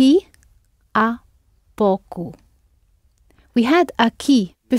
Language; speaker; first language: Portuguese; non-native, fluent; English